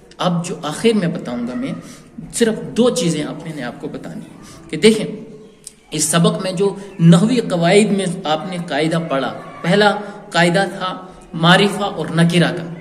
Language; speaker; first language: Urdu; native; Urdu